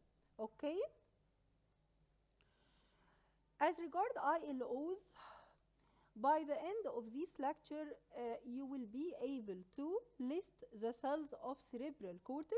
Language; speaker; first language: English; non-native, local second language; Arabic